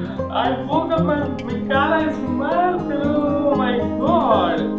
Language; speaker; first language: English; non-native, local second language; Hindi